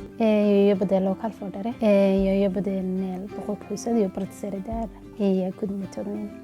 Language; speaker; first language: Swedish; early bilingual, other home language; Somali